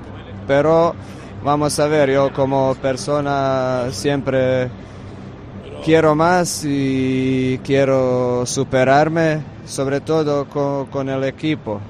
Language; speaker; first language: Spanish; non-native, fluent; Croatian